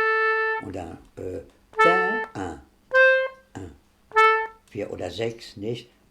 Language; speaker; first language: German; non-native, learner; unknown